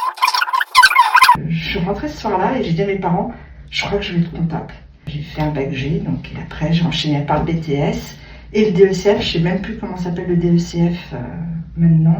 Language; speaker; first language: French; native; French